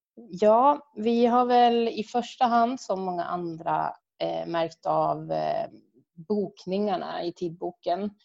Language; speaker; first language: Swedish; native; Swedish